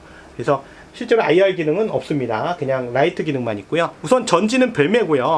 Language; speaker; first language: Korean; native; Korean